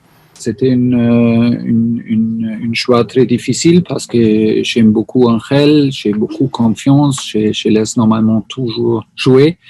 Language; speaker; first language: French; non-native, learner; German